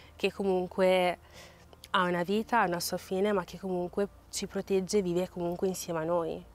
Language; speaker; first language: Italian; early bilingual, other home language; Akan